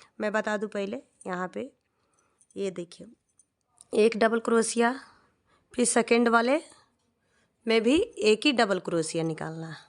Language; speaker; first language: Hindi; non-native, local second language; Bhojpuri